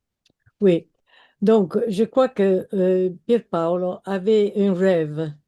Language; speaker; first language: French; non-native, fluent; Italian